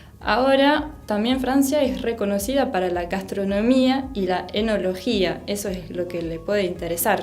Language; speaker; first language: Spanish; non-native, fluent; French